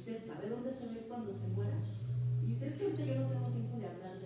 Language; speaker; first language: Spanish; native; Spanish